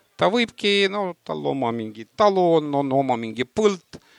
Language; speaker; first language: Estonian; non-native, local second language; Russian